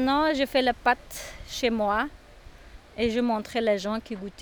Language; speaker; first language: French; non-native, learner; Turkish